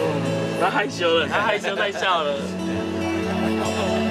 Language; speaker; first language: Chinese; native; Chinese